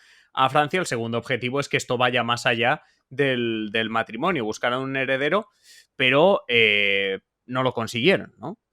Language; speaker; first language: Spanish; native; Spanish